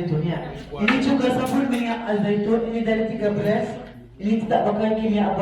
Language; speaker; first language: Indonesian; non-native, fluent; Arabic